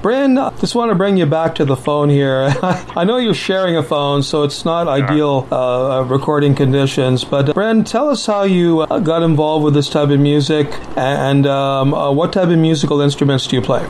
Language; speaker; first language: English; native; English